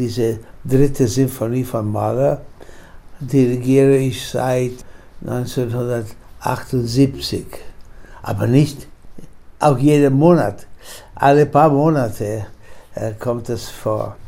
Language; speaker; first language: German; non-native, fluent; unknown